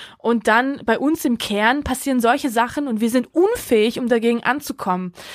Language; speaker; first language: German; early bilingual, other home language; Georgian